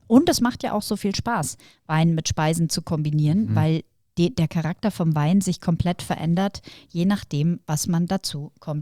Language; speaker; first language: German; native; German